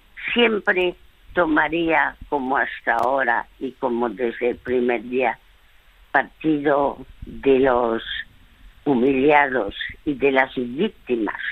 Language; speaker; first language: Spanish; non-native, fluent; French